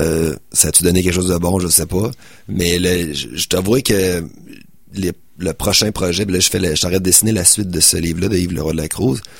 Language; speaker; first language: French; native; French